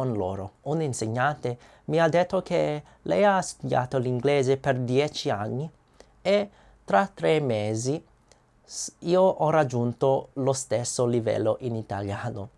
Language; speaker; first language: Italian; non-native, learner; English